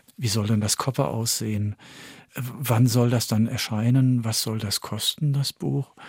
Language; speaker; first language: German; early bilingual, heritage; French